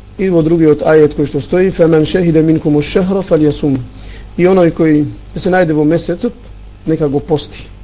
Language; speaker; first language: Macedonian; non-native, local second language; Albanian